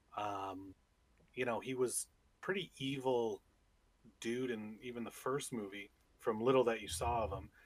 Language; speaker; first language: English; native; English